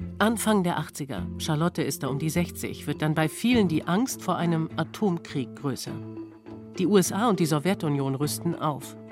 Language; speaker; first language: German; native; German